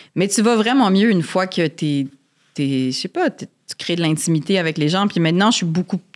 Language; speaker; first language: French; native; French